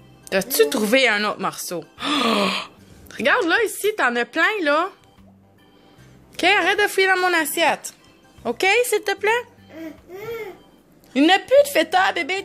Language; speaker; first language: French; native; French